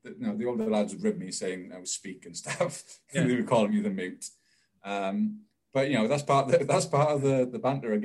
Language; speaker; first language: English; native; English